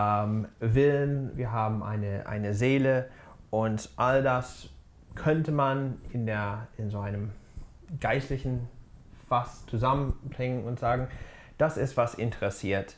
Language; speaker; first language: German; non-native, fluent; English